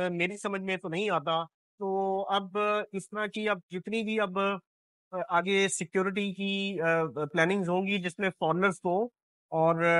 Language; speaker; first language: Urdu; non-native, local second language; Punjabi